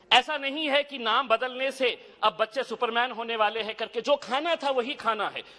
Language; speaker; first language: Hindi; non-native, local second language; Urdu